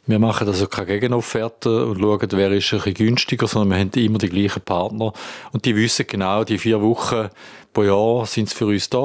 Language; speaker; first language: German; native; German